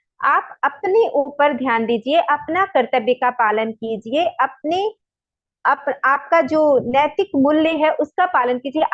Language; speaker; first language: Hindi; native; Hindi